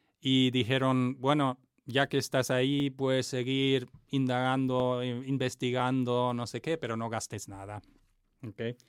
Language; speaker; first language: Spanish; non-native, fluent; German